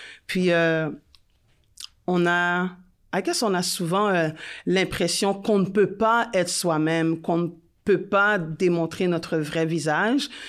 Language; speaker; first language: French; native; French